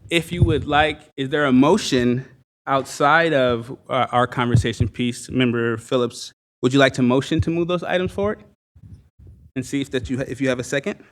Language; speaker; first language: English; native; English